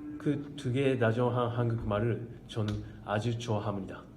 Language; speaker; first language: Korean; non-native, learner; Japanese